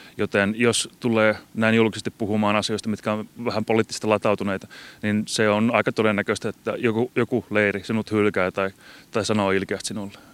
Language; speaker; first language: Finnish; native; Finnish